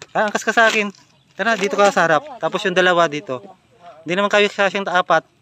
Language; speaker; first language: Filipino; non-native, local second language; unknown